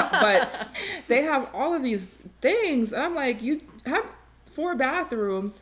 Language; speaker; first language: English; native; English